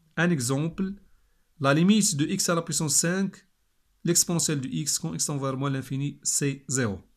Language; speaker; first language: French; non-native, local second language; Arabic